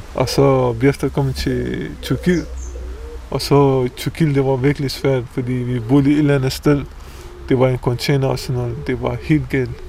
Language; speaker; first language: Danish; non-native, fluent; Persian